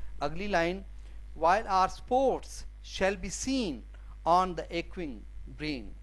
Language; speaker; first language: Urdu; non-native, local second language; Saraiki